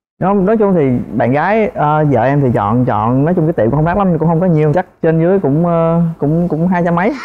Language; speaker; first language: Vietnamese; native; Vietnamese